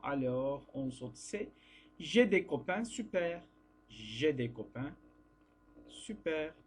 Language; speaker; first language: French; non-native, fluent; Turkish